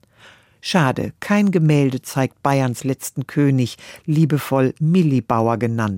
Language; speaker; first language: German; native; German